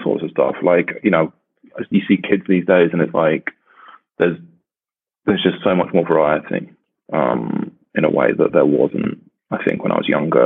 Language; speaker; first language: English; native; English